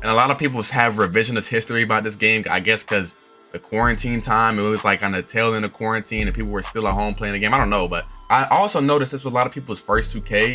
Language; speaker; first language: English; native; English